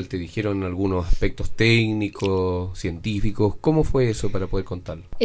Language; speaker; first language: Spanish; native; Spanish